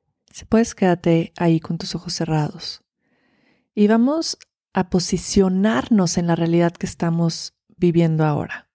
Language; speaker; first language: Spanish; native; Spanish